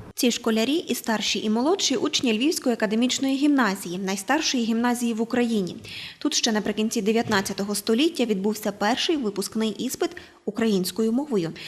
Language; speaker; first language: Ukrainian; native; Ukrainian